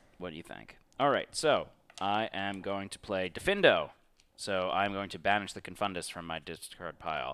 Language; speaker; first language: English; native; English